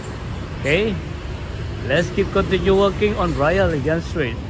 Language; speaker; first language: English; non-native, fluent; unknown